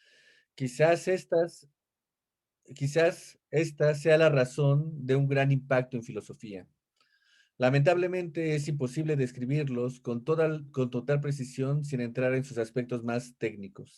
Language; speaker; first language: Spanish; native; Spanish